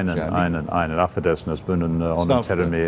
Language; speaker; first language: Turkish; non-native, fluent; English